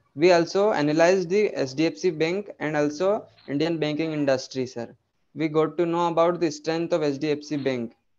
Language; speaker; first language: English; non-native, local second language; Hindi